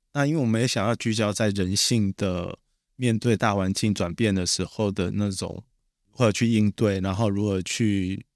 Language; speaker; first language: Chinese; native; Chinese